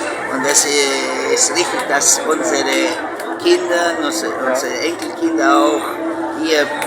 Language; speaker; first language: German; early bilingual, heritage; Spanish